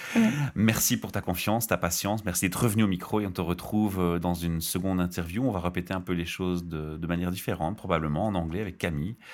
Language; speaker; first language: French; native; French